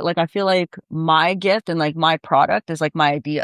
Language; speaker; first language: English; native; English